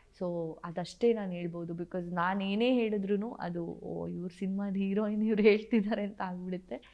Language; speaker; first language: Kannada; non-native, local second language; Tulu